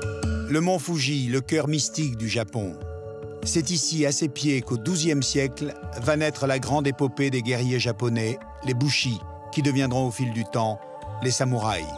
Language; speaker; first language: French; native; French